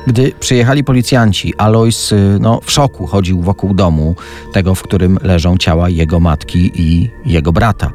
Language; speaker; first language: Polish; native; Polish